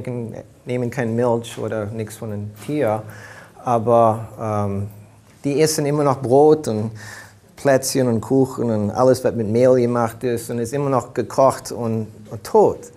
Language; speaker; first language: German; early bilingual, heritage; German